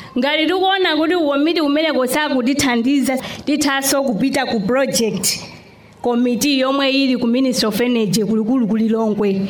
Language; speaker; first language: Nyanja; native; Nyanja